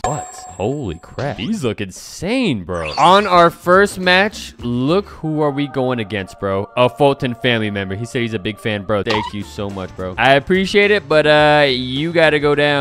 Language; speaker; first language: English; native; English